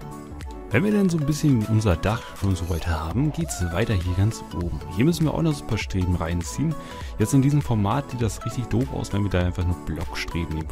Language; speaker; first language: German; native; German